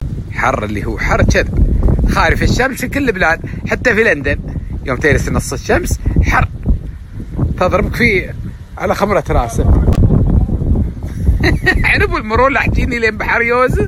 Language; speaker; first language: Arabic; native; Arabic